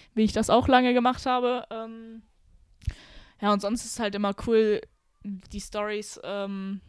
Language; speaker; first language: German; native; German